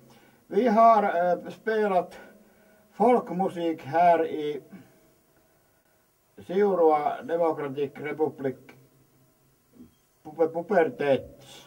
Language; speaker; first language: Swedish; non-native, learner; Finnish